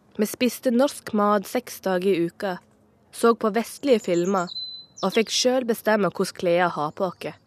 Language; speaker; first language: Norwegian; native; Norwegian